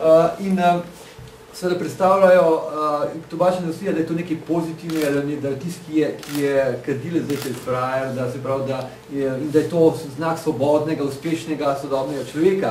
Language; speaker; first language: Slovenian; native; Slovenian